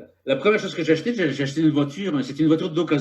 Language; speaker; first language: French; native; French